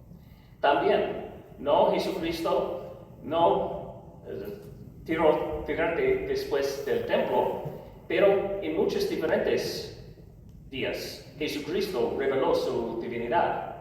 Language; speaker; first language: Spanish; non-native, learner; English